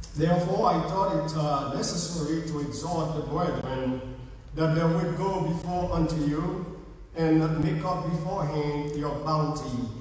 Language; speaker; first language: English; non-native, fluent; Haitian Creole